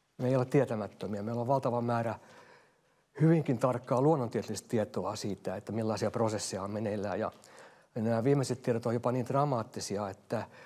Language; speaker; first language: Finnish; native; Finnish